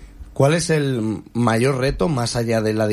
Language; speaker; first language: Spanish; native; Spanish